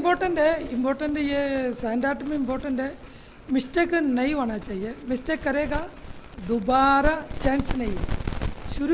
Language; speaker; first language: Hindi; non-native, learner; Malayalam